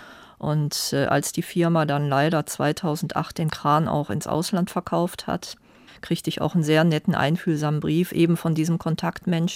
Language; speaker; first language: German; native; German